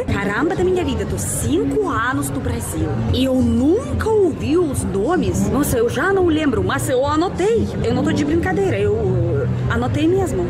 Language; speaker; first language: Portuguese; non-native, fluent; Russian